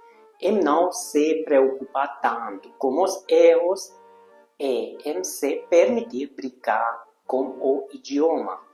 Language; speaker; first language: Portuguese; non-native, fluent; Hungarian